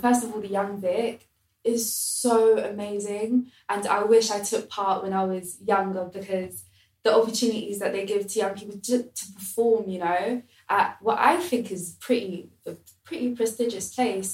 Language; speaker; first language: English; native; English